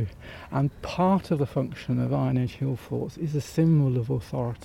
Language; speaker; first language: English; native; English